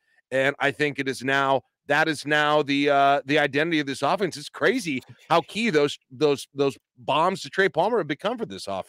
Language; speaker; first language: English; native; English